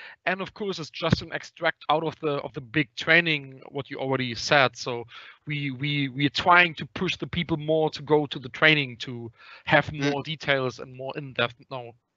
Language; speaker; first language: English; non-native, fluent; German